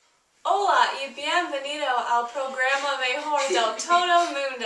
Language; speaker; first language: Spanish; non-native, learner; English